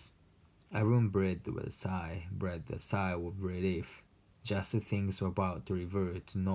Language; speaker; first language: English; non-native, fluent; Japanese